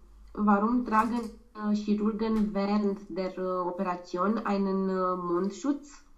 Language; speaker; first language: German; non-native, learner; Romanian